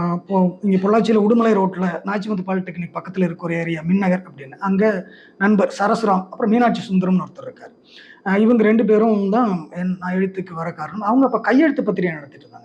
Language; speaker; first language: Tamil; non-native, local second language; Malayalam